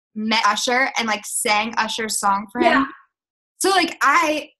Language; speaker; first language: English; native; English